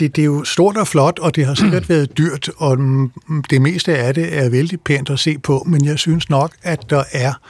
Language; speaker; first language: Danish; native; Danish